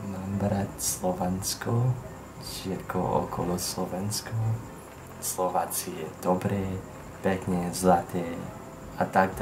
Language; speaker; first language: Slovak; non-native, learner; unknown